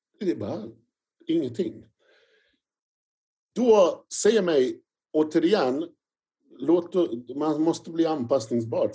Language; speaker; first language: Swedish; non-native, fluent; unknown